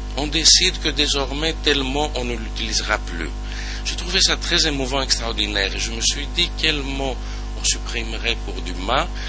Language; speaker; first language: French; non-native, fluent; Greek